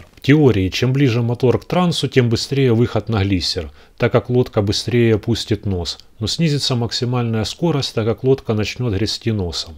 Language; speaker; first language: Russian; native; Russian